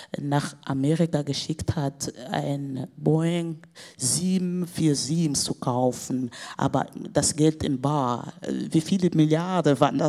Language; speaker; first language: German; non-native, fluent; Portuguese